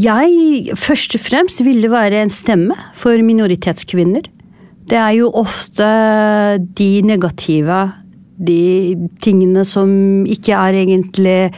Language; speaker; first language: Norwegian; non-native, fluent; Turkish